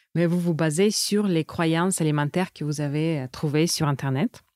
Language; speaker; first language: French; non-native, fluent; Russian